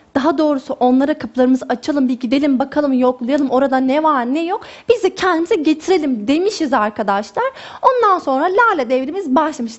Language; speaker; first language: Turkish; native; Turkish